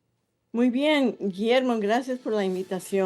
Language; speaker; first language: Spanish; non-native, fluent; English